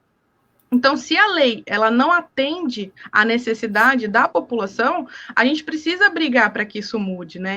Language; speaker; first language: Portuguese; native; Portuguese